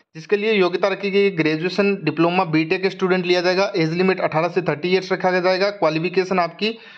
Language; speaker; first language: Hindi; native; Hindi